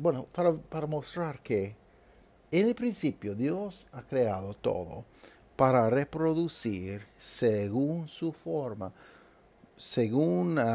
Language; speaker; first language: Spanish; non-native, fluent; English